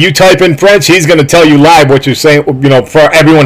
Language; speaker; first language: English; native; English